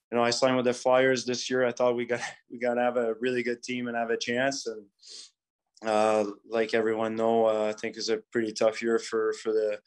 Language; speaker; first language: English; non-native, fluent; French